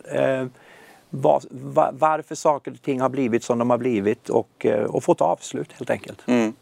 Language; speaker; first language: Swedish; native; Swedish